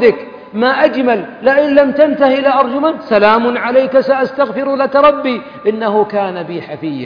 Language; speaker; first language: Arabic; native; Arabic